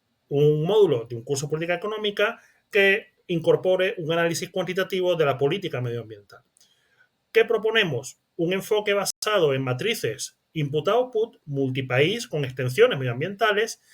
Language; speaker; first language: Spanish; native; Spanish